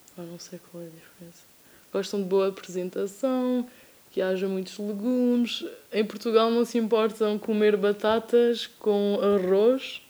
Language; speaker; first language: Portuguese; early bilingual, heritage; French